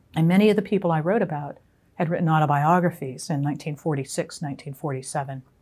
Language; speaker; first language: English; native; English